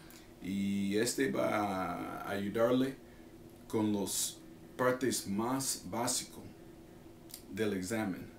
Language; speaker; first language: Spanish; non-native, fluent; English